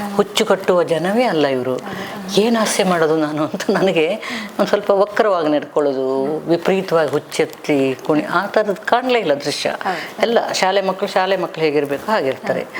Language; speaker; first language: Kannada; native; Kannada